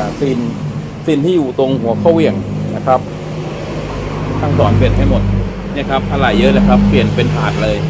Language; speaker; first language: Thai; native; Thai